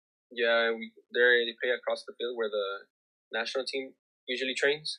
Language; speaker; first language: English; early bilingual, other home language; Spanish